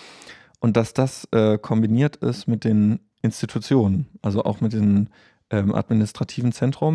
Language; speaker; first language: German; native; German